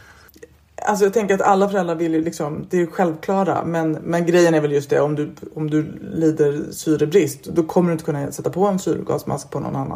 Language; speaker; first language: Swedish; native; Swedish